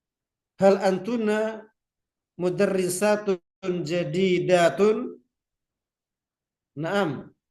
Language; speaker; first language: Arabic; non-native, fluent; Indonesian